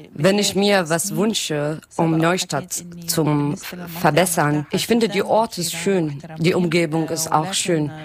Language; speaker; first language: German; non-native, learner; Arabic